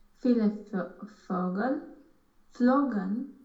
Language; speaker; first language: German; non-native, learner; Romanian